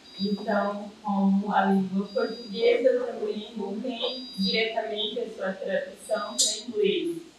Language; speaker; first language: Portuguese; non-native, local second language; Guarani